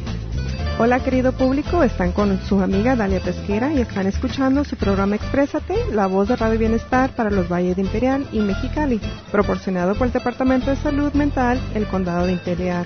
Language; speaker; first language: Spanish; native; Spanish